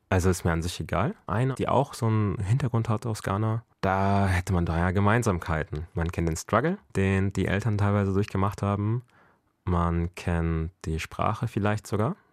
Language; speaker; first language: German; early bilingual, other home language; Akan